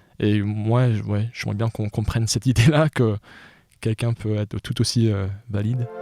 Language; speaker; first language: French; non-native, local second language; English